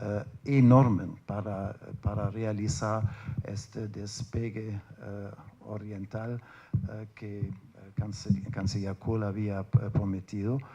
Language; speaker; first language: Spanish; non-native, fluent; German